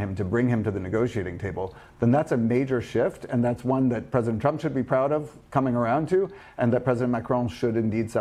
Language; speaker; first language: English; native; English